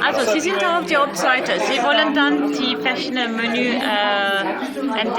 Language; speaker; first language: German; non-native, learner; French